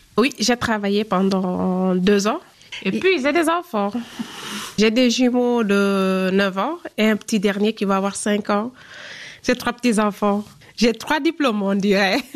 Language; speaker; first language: French; non-native, local second language; Fula